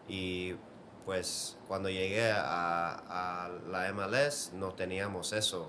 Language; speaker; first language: Spanish; early bilingual, heritage; Spanish